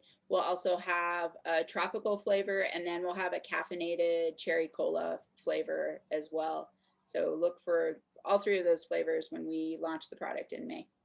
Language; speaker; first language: English; native; English